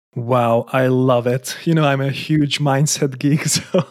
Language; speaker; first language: English; non-native, fluent; Hungarian